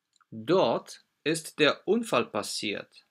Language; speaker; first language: German; non-native, fluent; Polish